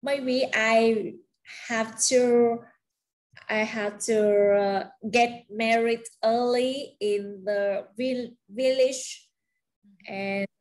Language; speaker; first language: English; non-native, learner; Vietnamese